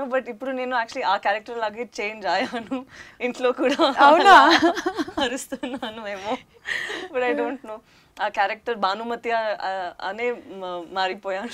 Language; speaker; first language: Telugu; non-native, local second language; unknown